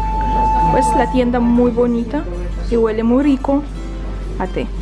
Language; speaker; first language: Spanish; non-native, fluent; Russian